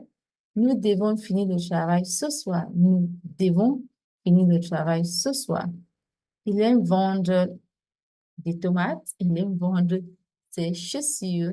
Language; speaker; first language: French; non-native, fluent; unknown